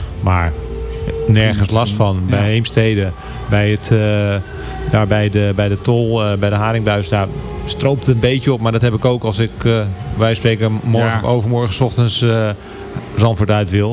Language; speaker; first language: Dutch; native; Dutch